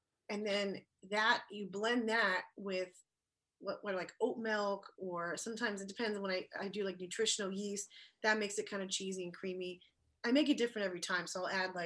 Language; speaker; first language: English; native; English